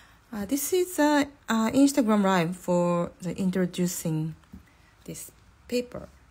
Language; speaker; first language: English; non-native, learner; Japanese